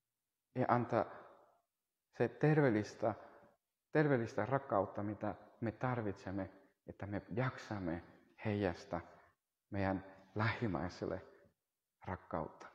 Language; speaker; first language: Finnish; non-native, fluent; Spanish